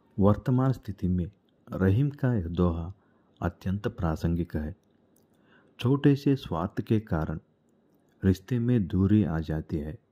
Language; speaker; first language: Hindi; non-native, local second language; Telugu